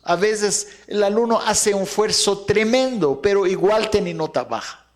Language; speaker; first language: Spanish; non-native, fluent; Arabic